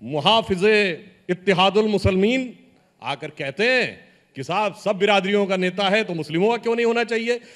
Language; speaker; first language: Hindi; native; Hindi